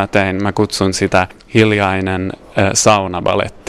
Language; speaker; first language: Finnish; non-native, fluent; Swedish